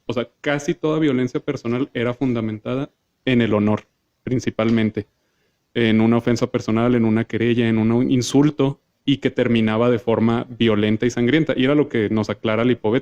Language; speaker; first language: Spanish; native; Spanish